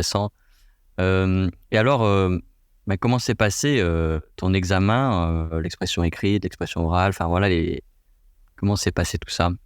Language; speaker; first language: French; native; French